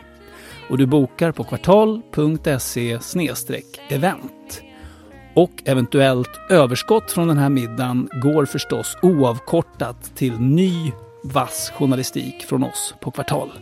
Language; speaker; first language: Swedish; native; Swedish